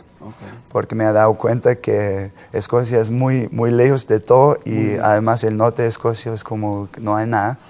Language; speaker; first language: Spanish; non-native, fluent; German